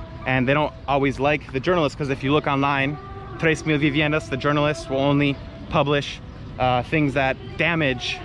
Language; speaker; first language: English; native; English